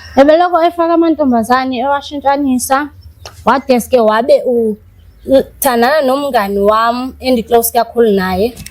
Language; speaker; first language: Zulu; non-native, local second language; Xhosa